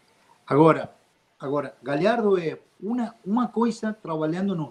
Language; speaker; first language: Portuguese; non-native, fluent; Spanish